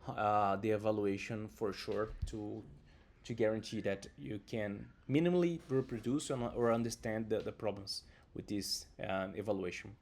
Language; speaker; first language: English; non-native, fluent; Portuguese